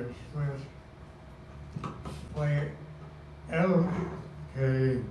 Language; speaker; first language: Spanish; non-native, fluent; English